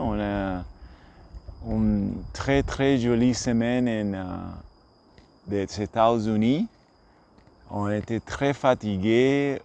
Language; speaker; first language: French; non-native, learner; English